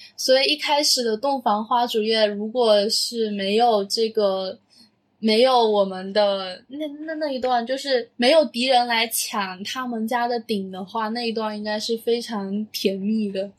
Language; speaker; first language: Chinese; native; Chinese